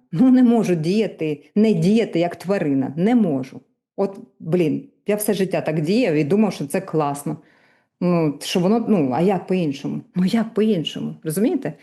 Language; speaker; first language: Ukrainian; non-native, local second language; Russian